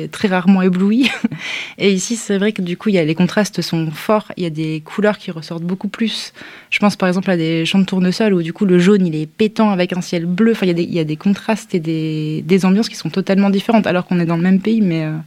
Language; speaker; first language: French; native; French